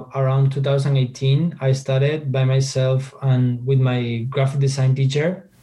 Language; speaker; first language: English; non-native, fluent; Spanish